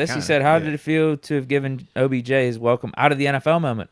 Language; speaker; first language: English; native; English